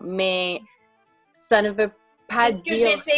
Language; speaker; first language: French; non-native, fluent; English